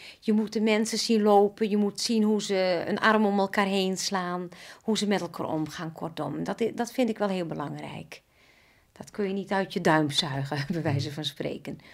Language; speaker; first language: Dutch; native; Dutch